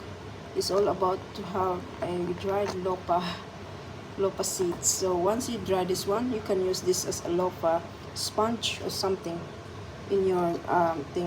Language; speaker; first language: English; non-native, local second language; Filipino